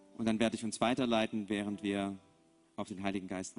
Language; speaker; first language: German; native; German